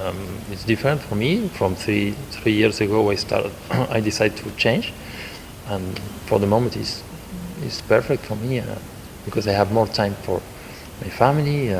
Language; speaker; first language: English; non-native, learner; Spanish